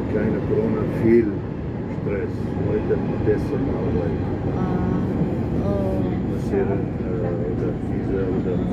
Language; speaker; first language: German; non-native, learner; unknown